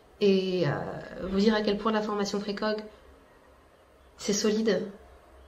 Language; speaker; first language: French; native; French